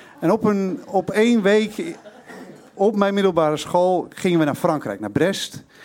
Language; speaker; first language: Dutch; native; Dutch